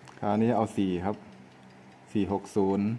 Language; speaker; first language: Thai; native; Thai